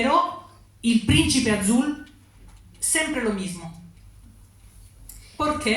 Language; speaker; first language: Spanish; non-native, learner; Italian